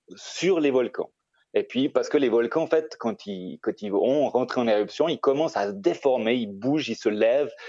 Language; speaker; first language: French; native; French